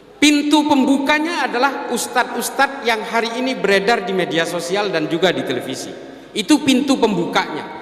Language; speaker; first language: Indonesian; non-native, local second language; Madurese